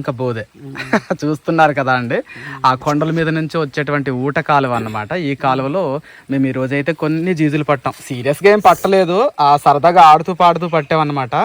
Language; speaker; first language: Telugu; non-native, local second language; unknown